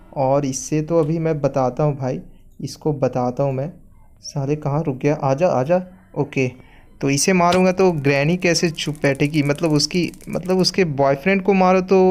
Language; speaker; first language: Hindi; native; Hindi